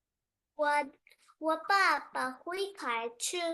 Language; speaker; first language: Chinese; non-native, learner; Urdu